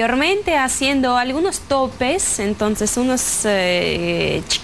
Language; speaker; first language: Spanish; non-native, fluent; Russian